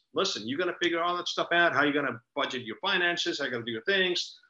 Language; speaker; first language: English; early bilingual, other home language; Spanish